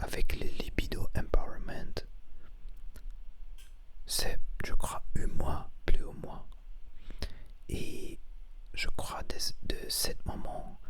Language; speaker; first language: French; non-native, learner; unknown